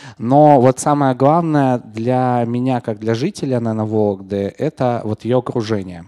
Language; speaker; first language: Russian; native; Russian